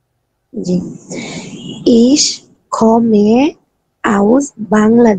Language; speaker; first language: German; non-native, learner; Bangla